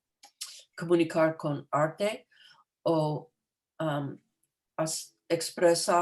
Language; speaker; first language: Spanish; non-native, fluent; English